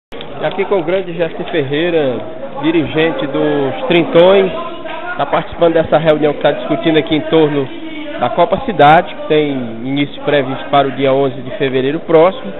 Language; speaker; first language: Portuguese; native; Portuguese